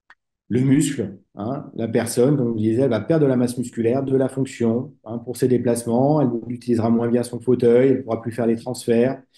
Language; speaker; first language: French; native; French